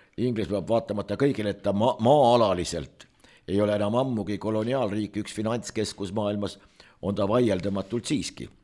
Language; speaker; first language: Estonian; native; Estonian